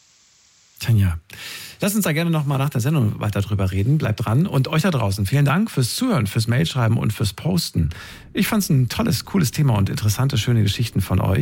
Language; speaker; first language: German; native; German